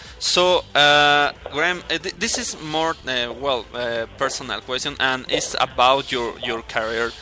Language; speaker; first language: English; non-native, learner; Spanish